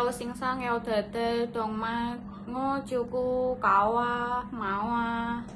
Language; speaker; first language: Cantonese; non-native, learner; Indonesian